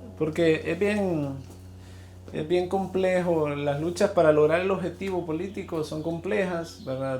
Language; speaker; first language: Spanish; native; Spanish